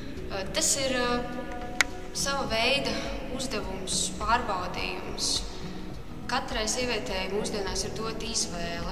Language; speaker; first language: Latvian; native; Latvian